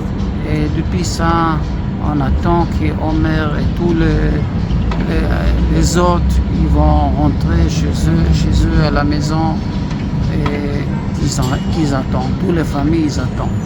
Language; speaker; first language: French; non-native, learner; Hebrew